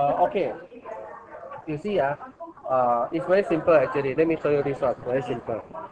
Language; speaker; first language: English; non-native, local second language; Chinese